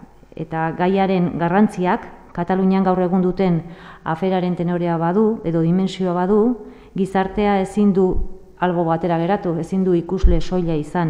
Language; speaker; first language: Basque; native; Basque